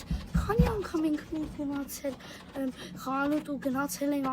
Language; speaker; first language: Armenian; early bilingual, heritage; Armenian